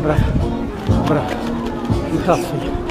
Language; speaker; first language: English; non-native, learner; Greek